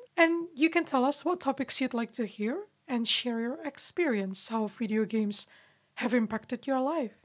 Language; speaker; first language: English; non-native, fluent; Indonesian